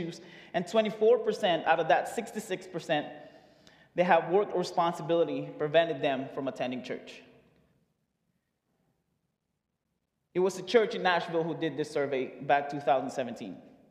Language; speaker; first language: English; non-native, local second language; Filipino